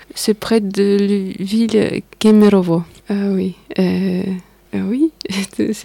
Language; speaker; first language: French; non-native, learner; Russian